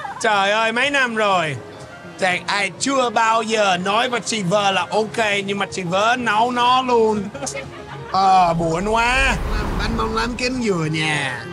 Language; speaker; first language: Vietnamese; non-native, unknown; English